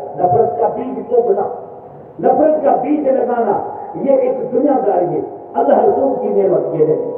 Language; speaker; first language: Urdu; non-native, local second language; Sindhi